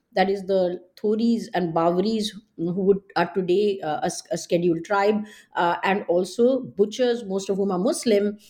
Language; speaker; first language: English; non-native, local second language; Hindi